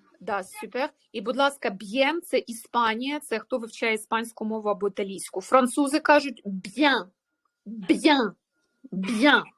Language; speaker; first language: French; non-native, fluent; Ukrainian